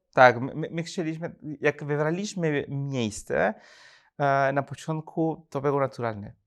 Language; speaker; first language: Polish; non-native, fluent; Spanish